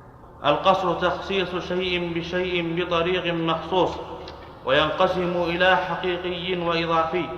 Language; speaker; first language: Arabic; native; Arabic